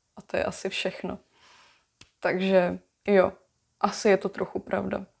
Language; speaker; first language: Czech; native; Czech